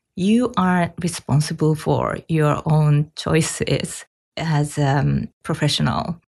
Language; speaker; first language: English; non-native, fluent; Japanese